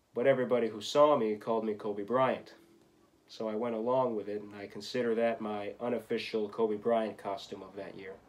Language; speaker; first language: English; native; English